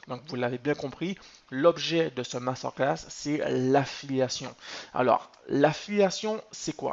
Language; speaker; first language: French; native; French